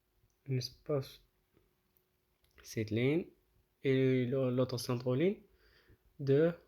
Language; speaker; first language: French; non-native, local second language; Arabic